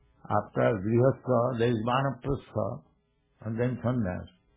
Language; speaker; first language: English; non-native, local second language; Bangla